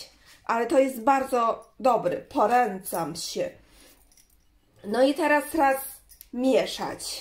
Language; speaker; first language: Polish; non-native, learner; Chinese